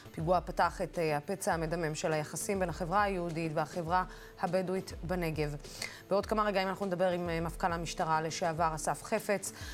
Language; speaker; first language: Hebrew; non-native, local second language; Arabic